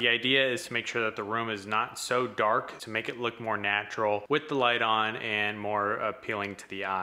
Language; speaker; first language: English; native; English